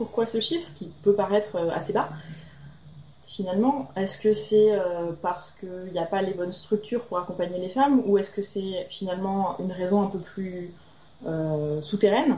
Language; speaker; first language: French; native; French